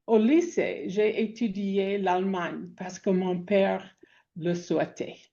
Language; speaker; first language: French; non-native, fluent; English